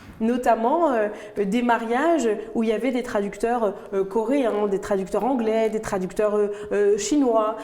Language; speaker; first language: French; non-native, local second language; Arabic